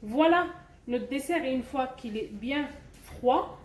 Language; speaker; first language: French; non-native, local second language; Arabic